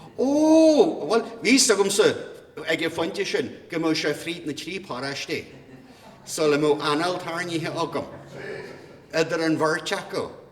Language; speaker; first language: Irish; native; Irish